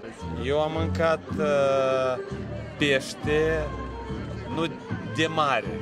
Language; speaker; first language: Romanian; non-native, local second language; Russian